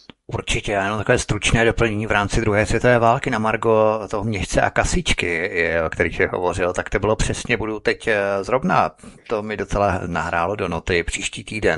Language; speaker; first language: Czech; native; Czech